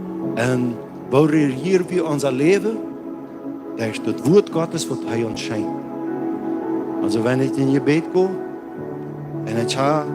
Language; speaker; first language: German; non-native, learner; Plautdietsch